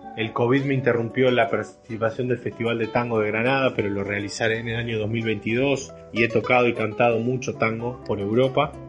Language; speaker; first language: Spanish; native; Spanish